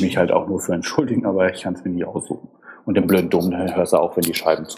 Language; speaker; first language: German; native; German